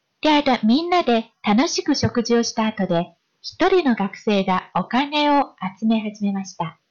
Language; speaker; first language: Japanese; non-native, fluent; Chinese